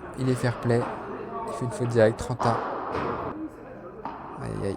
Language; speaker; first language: French; native; French